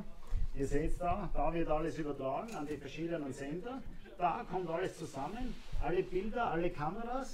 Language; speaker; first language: German; native; German